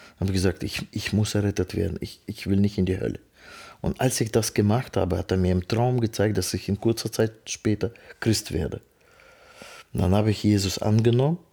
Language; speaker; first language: German; non-native, fluent; Russian